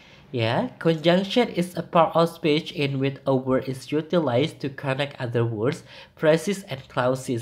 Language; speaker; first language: English; non-native, fluent; Indonesian